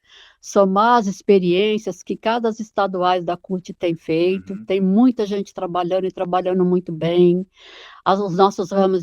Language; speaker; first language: Portuguese; native; Portuguese